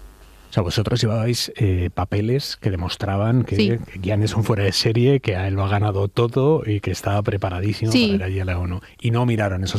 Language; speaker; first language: Spanish; native; Spanish